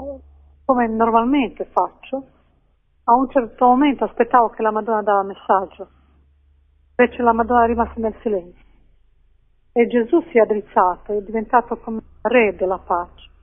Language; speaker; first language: Italian; non-native, fluent; Croatian